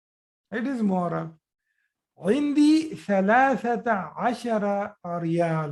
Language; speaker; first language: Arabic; non-native, fluent; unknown